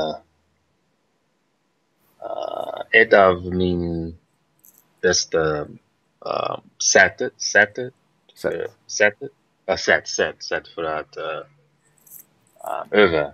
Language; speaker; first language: Swedish; non-native, learner; English